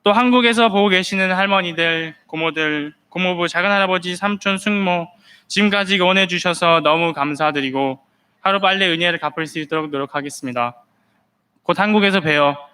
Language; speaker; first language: Korean; early bilingual, other home language; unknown